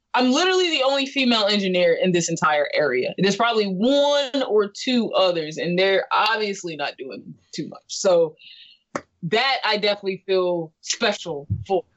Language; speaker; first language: English; native; English